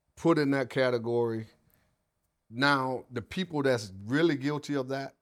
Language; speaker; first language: English; native; English